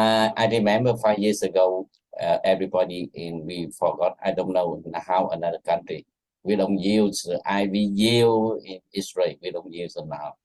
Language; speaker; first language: English; non-native, learner; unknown